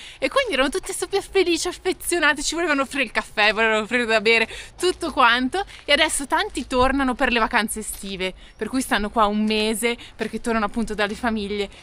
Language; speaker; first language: Italian; native; Italian